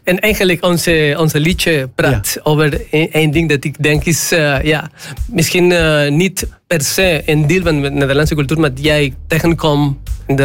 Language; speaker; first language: Dutch; non-native, learner; Spanish